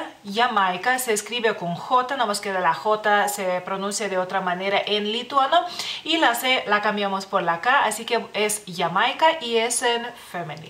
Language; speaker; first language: Spanish; non-native, fluent; Lithuanian